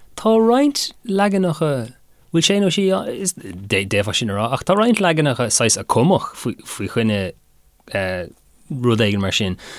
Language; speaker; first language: Irish; non-native, local second language; English